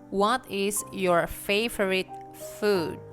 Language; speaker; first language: English; non-native, fluent; Indonesian